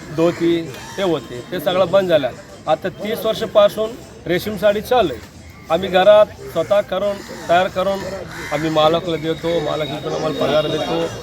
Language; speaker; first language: Marathi; non-native, fluent; Telugu